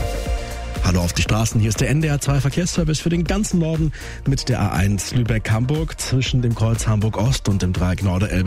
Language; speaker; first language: German; native; German